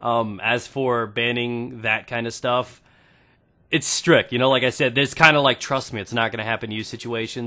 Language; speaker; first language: English; native; English